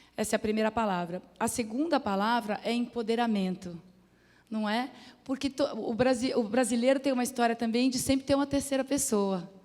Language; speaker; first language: Portuguese; native; Portuguese